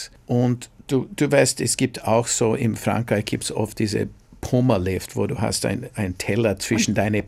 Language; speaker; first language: German; non-native, fluent; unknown